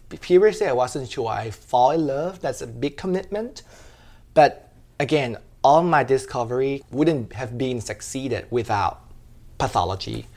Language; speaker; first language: English; non-native, fluent; Thai